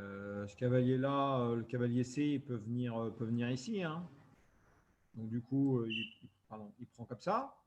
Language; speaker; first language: French; native; French